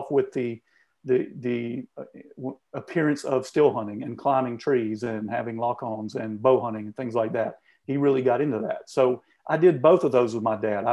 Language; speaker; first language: English; native; English